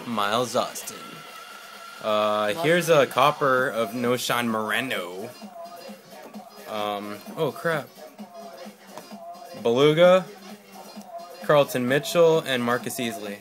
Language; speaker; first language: English; native; English